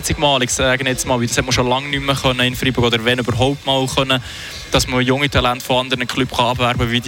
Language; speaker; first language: German; native; German